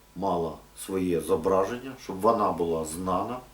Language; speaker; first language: Ukrainian; non-native, local second language; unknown